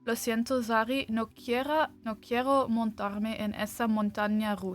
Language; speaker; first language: Spanish; non-native, learner; English